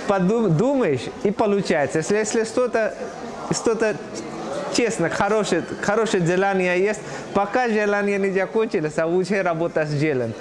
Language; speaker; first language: Russian; non-native, learner; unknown